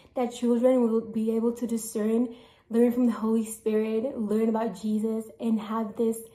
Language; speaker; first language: English; non-native, fluent; Spanish